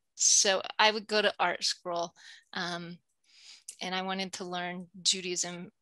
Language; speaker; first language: English; native; English